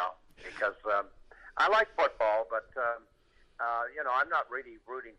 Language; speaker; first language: English; native; English